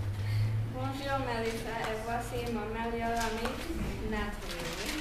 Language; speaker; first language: French; non-native, learner; English